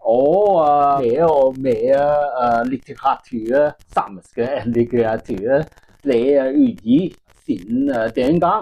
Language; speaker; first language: Norwegian; non-native, learner; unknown